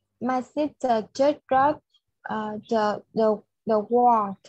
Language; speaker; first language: English; non-native, learner; Vietnamese